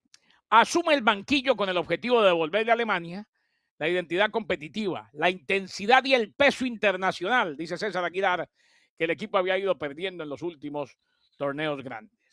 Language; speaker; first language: Spanish; native; Spanish